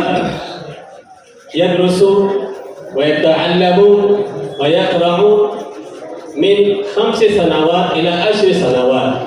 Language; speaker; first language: Arabic; non-native, fluent; Urdu